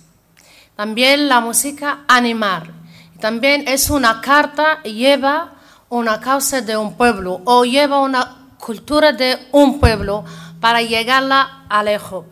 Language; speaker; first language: Spanish; non-native, learner; Arabic